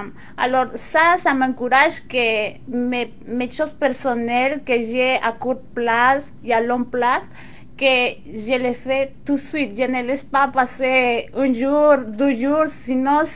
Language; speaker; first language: French; non-native, local second language; Spanish